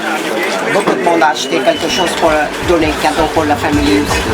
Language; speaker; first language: French; non-native, learner; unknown